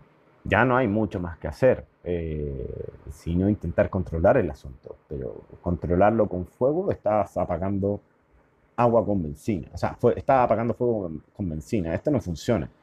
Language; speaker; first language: Spanish; native; Spanish